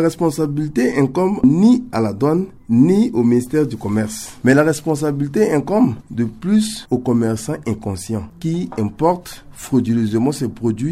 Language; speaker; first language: French; non-native, local second language; Sango